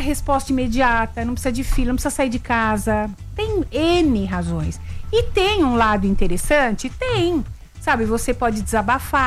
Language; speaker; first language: Portuguese; native; Portuguese